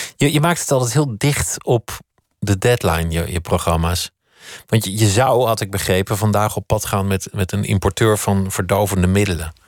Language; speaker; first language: Dutch; native; Dutch